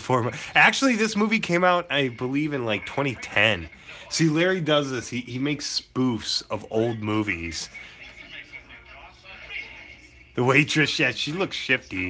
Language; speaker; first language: English; native; English